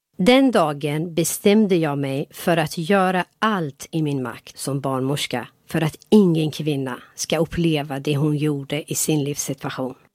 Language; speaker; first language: Swedish; non-native, fluent; Persian